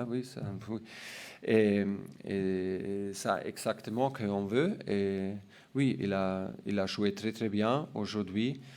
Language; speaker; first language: French; non-native, learner; German